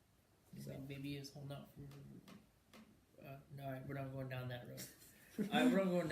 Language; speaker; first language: English; native; English